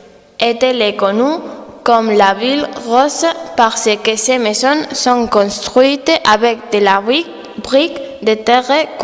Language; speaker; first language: French; non-native, learner; Spanish